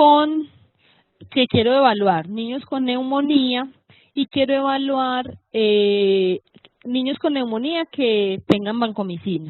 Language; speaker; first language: Spanish; native; Spanish